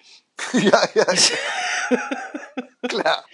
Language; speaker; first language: German; non-native, fluent; English